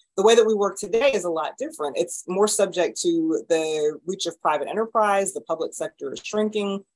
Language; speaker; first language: English; native; English